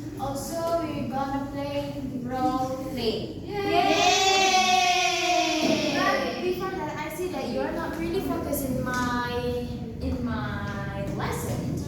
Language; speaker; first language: English; non-native, learner; Indonesian